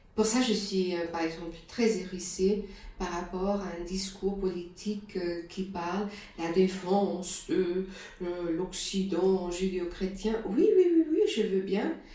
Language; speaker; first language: French; non-native, fluent; German